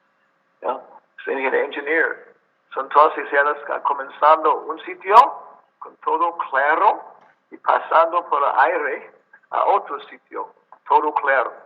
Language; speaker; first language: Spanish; non-native, learner; English